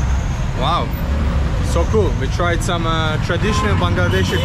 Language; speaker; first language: English; non-native, fluent; Azerbaijani